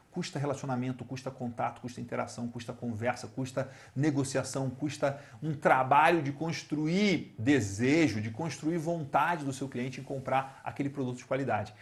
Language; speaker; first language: Portuguese; native; Portuguese